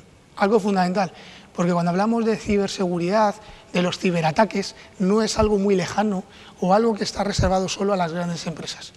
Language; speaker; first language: Spanish; native; Spanish